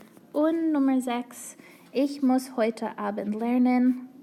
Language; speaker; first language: German; non-native, fluent; English